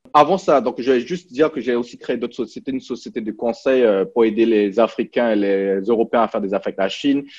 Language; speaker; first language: French; early bilingual, other home language; Cantonese